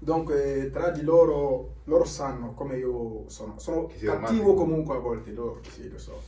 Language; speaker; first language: Italian; non-native, learner; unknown